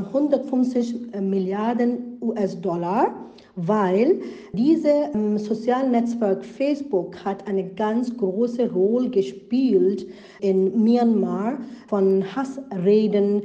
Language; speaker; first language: German; non-native, learner; Rohingya